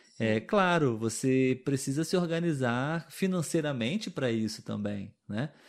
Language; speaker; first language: Portuguese; native; Portuguese